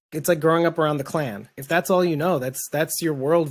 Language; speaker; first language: English; native; English